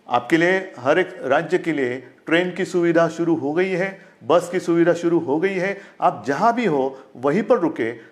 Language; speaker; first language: Hindi; non-native, local second language; Marathi